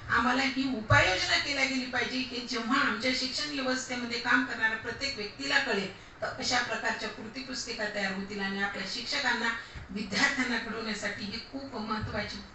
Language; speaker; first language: Marathi; non-native, local second language; Lambadi